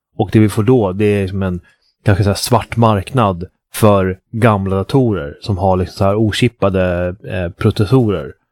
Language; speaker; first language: Swedish; native; Swedish